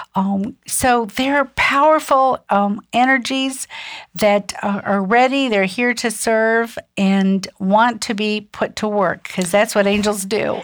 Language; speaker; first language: English; early bilingual, other home language; German